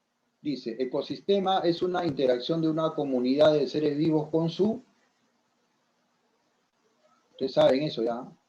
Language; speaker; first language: Spanish; native; Spanish